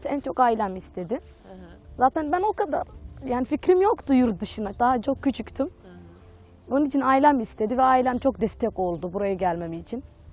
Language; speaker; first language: Turkish; non-native, fluent; Somali